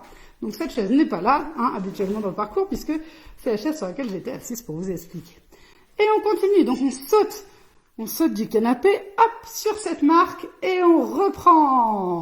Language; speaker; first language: French; native; French